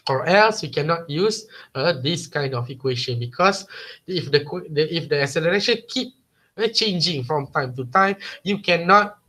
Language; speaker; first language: English; non-native, local second language; Malay